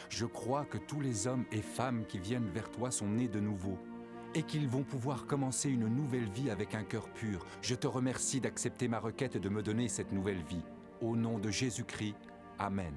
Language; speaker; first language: French; native; French